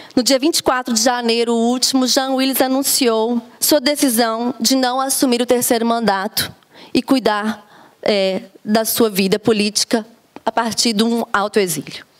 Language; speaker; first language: Portuguese; native; Portuguese